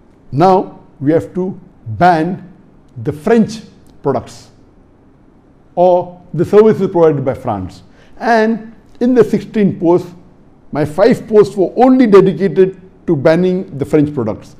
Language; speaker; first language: English; non-native, local second language; Urdu